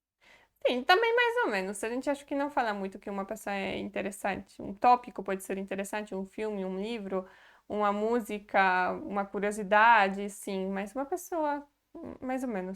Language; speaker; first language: Portuguese; non-native, fluent; Polish